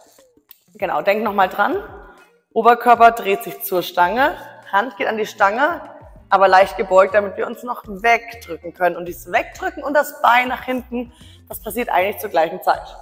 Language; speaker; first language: German; native; German